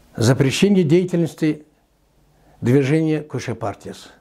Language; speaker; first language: Russian; non-native, local second language; Kazakh